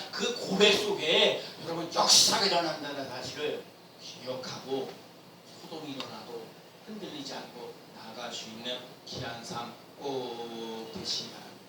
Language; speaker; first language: Korean; native; Korean